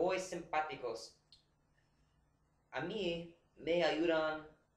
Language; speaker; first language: Spanish; non-native, learner; English